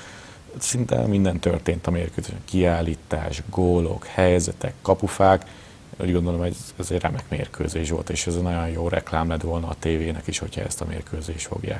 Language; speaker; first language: Hungarian; native; Hungarian